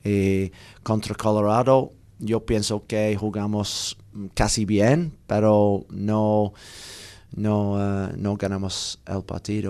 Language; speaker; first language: Spanish; non-native, learner; English